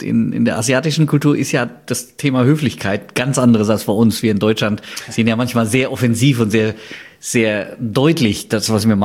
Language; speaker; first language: German; native; German